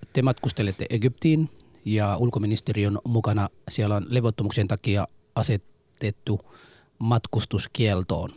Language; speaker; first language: Finnish; early bilingual, other home language; Somali